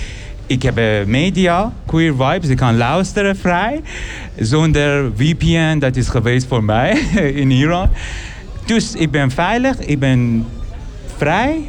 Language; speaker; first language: Dutch; non-native, learner; Persian